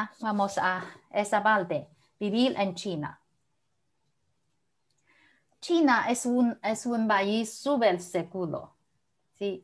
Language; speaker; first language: Spanish; non-native, fluent; Chinese